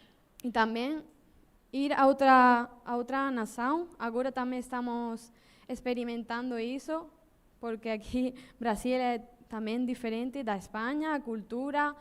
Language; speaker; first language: Portuguese; non-native, learner; Spanish